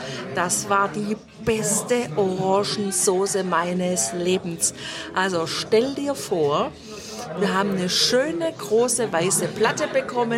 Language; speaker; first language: German; native; German